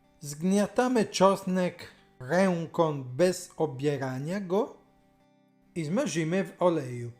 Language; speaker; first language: Polish; non-native, learner; Italian